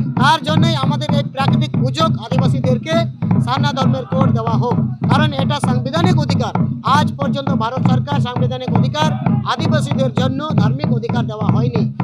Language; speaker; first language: Bangla; non-native, local second language; Santali